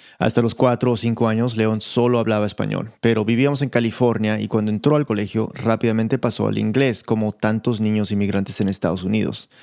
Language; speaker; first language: Spanish; early bilingual, heritage; Spanish